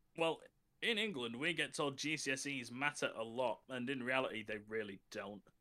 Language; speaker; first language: English; native; English